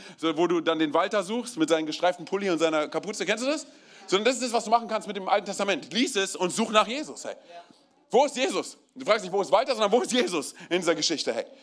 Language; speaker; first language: German; early bilingual, other home language; Romanian